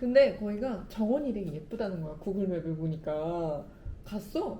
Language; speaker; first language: Korean; native; Korean